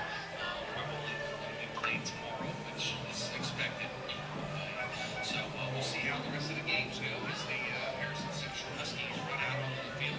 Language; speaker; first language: English; native; English